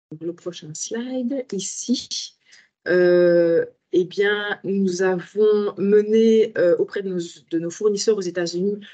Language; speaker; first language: French; native; French